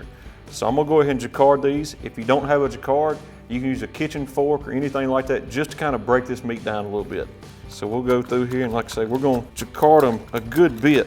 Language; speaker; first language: English; native; English